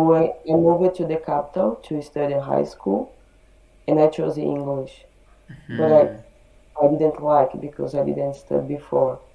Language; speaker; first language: English; non-native, learner; Portuguese